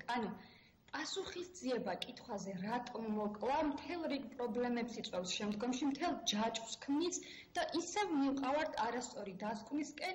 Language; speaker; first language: Georgian; native; Georgian